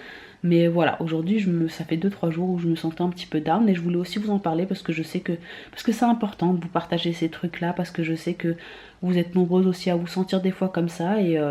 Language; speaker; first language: French; native; French